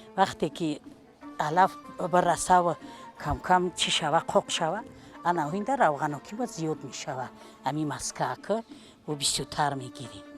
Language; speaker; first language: Tajik; native; Tajik